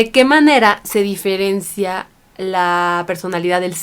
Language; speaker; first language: Spanish; native; Spanish